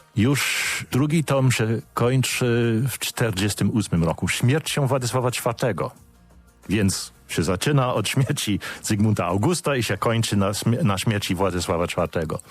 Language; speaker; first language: Polish; non-native, fluent; English